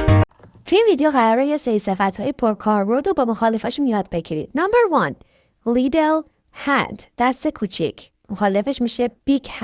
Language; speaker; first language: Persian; native; Persian